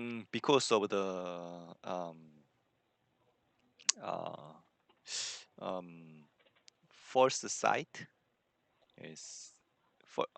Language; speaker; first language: English; non-native, learner; Korean